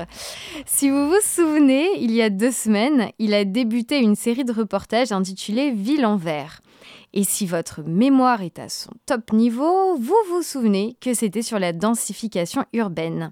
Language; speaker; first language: French; native; French